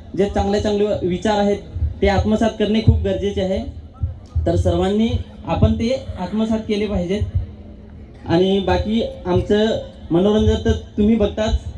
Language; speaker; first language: Marathi; native; Marathi